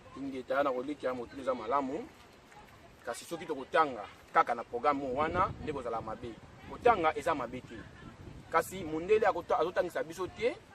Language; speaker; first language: Lingala; non-native, local second language; Kongo